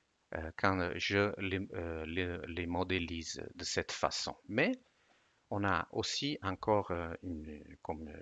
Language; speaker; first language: French; non-native, fluent; Italian